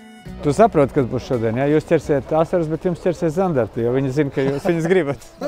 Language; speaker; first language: Latvian; native; Latvian